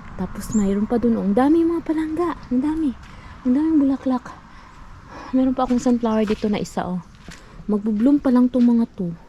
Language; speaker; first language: Filipino; non-native, local second language; Hiligaynon